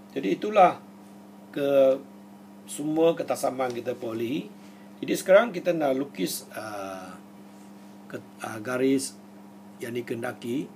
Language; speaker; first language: Malay; non-native, local second language; Chinese